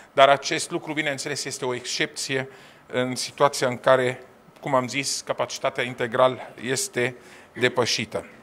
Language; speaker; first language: Romanian; non-native, fluent; Arabic